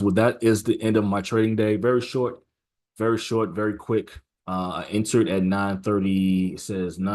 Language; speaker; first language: English; native; English